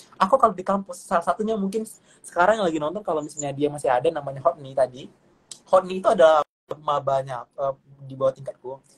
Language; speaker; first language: Indonesian; non-native, local second language; Malay